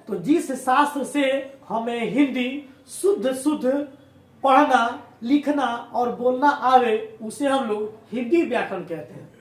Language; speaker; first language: Hindi; native; Hindi